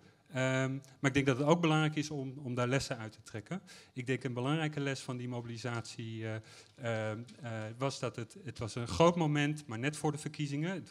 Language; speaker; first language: Dutch; native; Dutch